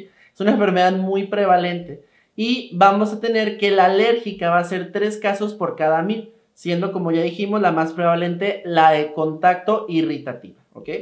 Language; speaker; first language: Spanish; native; Spanish